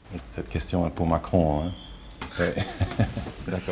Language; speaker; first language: French; non-native, learner; Dutch